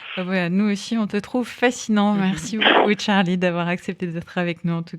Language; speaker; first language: French; native; French